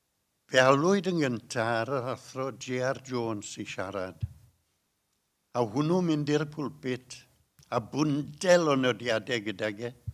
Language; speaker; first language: Welsh; native; Welsh